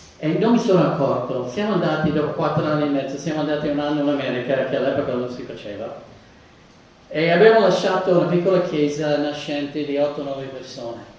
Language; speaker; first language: Italian; non-native, fluent; English